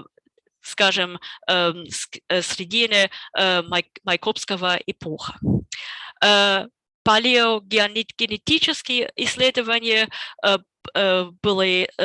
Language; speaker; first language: Russian; non-native, fluent; German